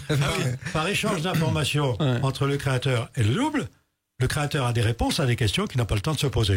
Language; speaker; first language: French; native; French